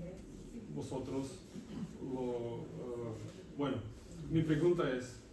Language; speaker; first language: Spanish; non-native, learner; Russian